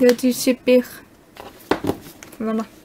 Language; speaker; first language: French; non-native, learner; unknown